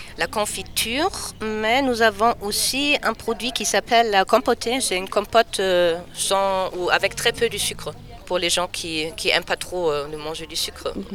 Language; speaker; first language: French; non-native, fluent; German